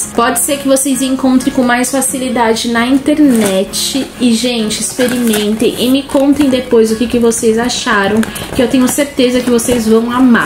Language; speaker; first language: Portuguese; native; Portuguese